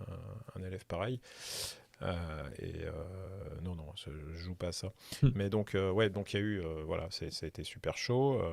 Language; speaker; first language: French; native; French